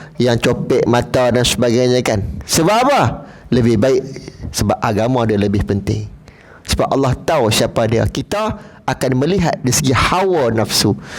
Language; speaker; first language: Malay; native; Malay